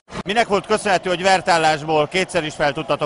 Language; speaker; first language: Hungarian; native; Hungarian